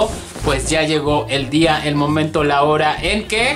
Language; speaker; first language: Spanish; native; Spanish